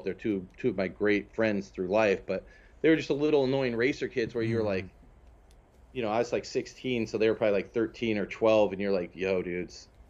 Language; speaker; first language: English; native; English